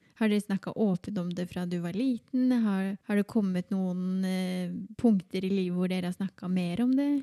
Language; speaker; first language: Norwegian; native; Norwegian